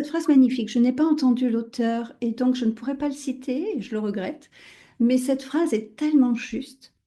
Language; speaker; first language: French; native; French